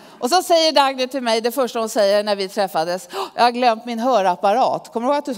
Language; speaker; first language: Swedish; native; Swedish